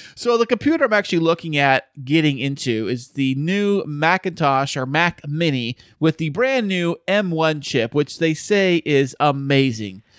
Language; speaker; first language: English; native; English